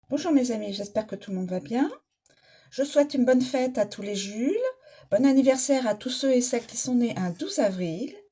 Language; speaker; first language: French; native; French